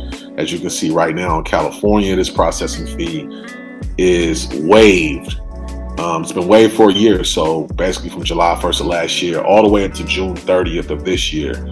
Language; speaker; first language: English; native; English